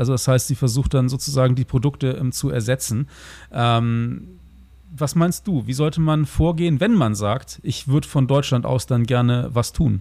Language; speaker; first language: German; native; German